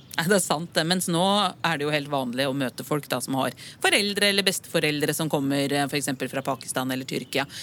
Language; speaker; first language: Norwegian; native; Norwegian